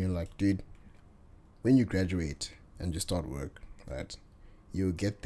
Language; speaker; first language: English; non-native, local second language; Bemba